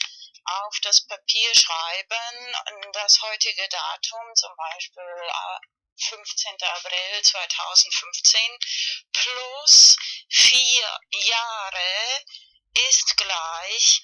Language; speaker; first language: German; non-native, fluent; Spanish